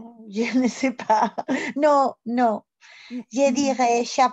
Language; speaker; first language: French; non-native, learner; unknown